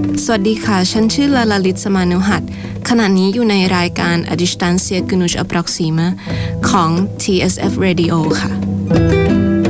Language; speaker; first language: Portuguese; non-native, fluent; Thai